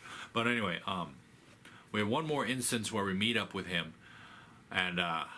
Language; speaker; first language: English; native; English